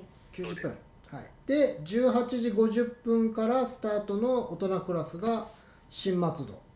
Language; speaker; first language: Japanese; native; Japanese